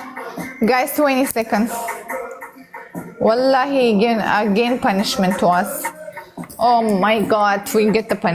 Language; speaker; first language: English; non-native, learner; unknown